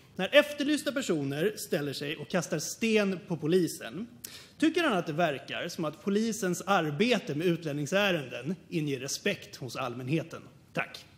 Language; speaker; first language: Swedish; native; Swedish